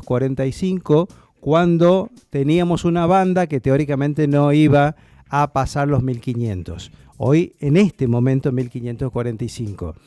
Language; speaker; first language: Spanish; native; Spanish